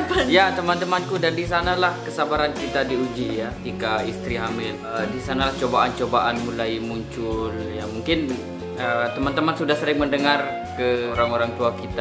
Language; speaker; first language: Indonesian; non-native, local second language; Sasak